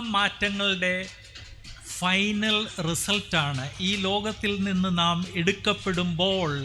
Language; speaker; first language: Malayalam; non-native, local second language; Hindi